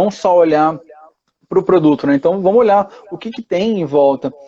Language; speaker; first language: Portuguese; native; Portuguese